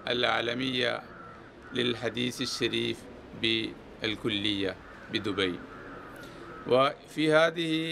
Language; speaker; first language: Arabic; non-native, fluent; Malayalam